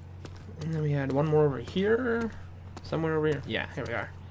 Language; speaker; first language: English; native; English